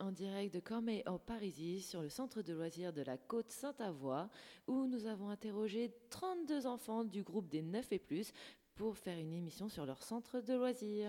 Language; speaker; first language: French; native; French